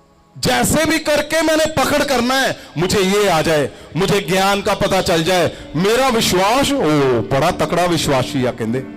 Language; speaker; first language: Hindi; non-native, local second language; Punjabi